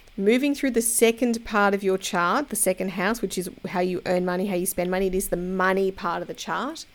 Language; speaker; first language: English; native; English